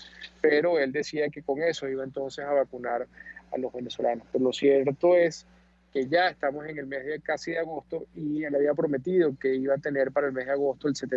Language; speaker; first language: Spanish; native; Spanish